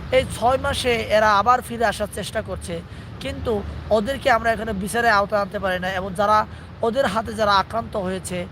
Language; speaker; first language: Bangla; non-native, local second language; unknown